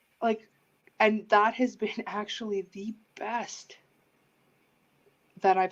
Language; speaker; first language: English; native; English